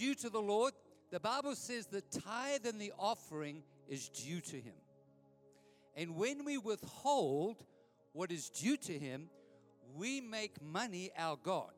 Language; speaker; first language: English; native; English